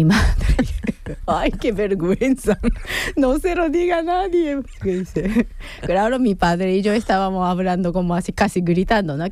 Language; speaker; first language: Spanish; non-native, fluent; Japanese